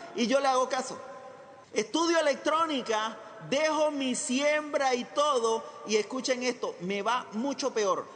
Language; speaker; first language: Spanish; native; Spanish